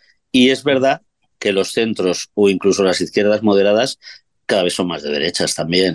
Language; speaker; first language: Spanish; native; Spanish